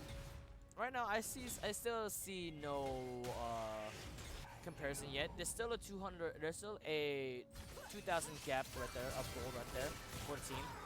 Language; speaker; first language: English; native; English